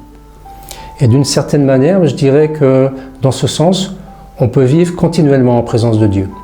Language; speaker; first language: French; native; French